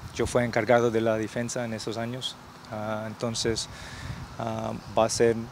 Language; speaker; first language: Spanish; non-native, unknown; English